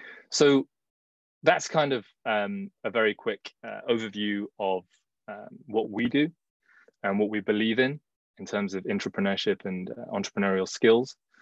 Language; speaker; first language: English; early bilingual, other home language; Chinese